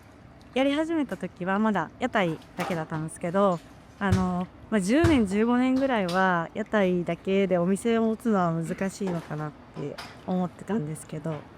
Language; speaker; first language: Japanese; native; Japanese